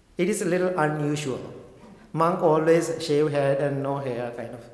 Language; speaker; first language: English; non-native, local second language; Sinhala